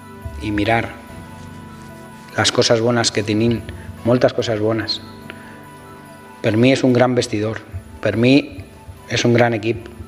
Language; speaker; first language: Spanish; non-native, local second language; Catalan